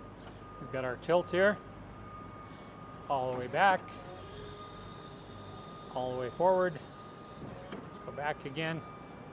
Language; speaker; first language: English; native; English